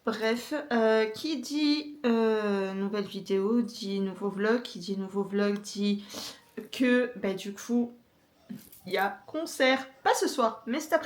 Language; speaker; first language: French; native; French